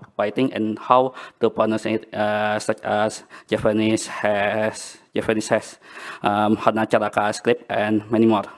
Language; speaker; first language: English; non-native, learner; Banjar